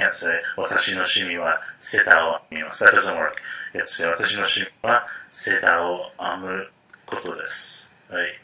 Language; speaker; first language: Japanese; non-native, fluent; English